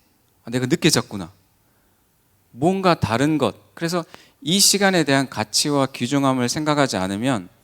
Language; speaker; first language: Korean; native; Korean